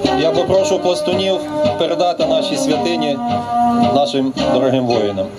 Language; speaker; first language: Ukrainian; native; Ukrainian